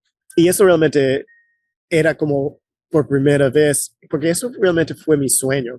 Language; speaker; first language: Spanish; non-native, fluent; English